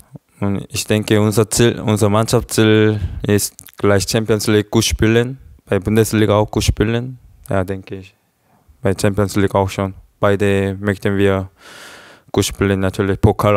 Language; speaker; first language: German; non-native, learner; Korean